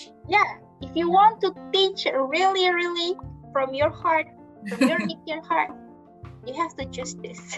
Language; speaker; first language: English; non-native, learner; Indonesian